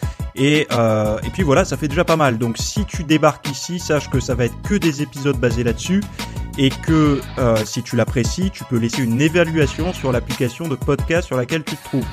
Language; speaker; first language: French; native; French